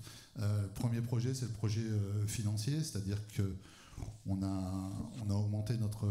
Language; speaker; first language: French; native; French